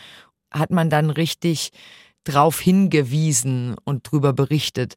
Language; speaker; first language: German; native; German